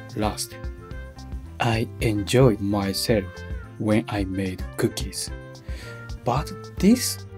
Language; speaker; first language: English; non-native, learner; Japanese